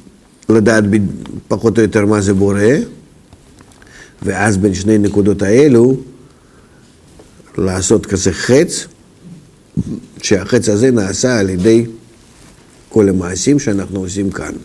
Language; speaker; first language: Hebrew; non-native, fluent; Russian